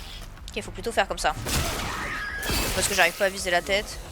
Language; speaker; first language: French; native; French